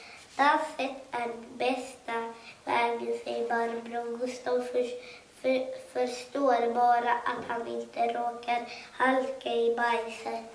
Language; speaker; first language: Swedish; early bilingual, other home language; Kurdish